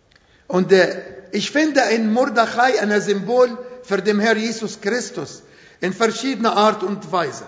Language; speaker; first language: German; non-native, fluent; Arabic